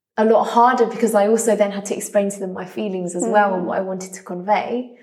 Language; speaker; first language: English; early bilingual, other home language; Vietnamese